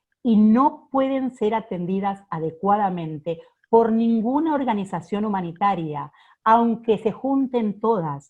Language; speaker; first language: Spanish; native; Spanish